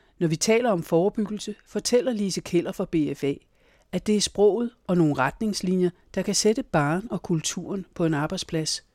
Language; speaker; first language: Danish; native; Danish